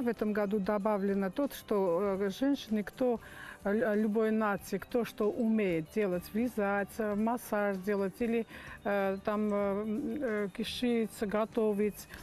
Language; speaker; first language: Russian; non-native, local second language; Armenian